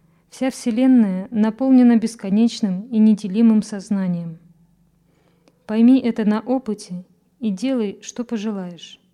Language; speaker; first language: Russian; native; Russian